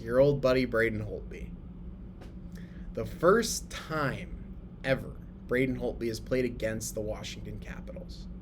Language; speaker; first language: English; native; English